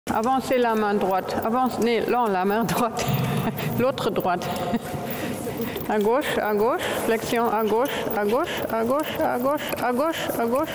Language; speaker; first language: French; non-native, fluent; German